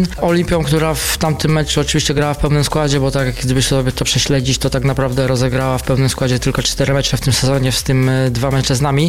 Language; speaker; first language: Polish; native; Polish